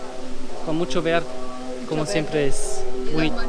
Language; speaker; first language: Spanish; non-native, learner; German